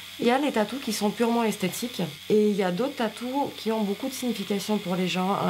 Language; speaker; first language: French; non-native, fluent; Russian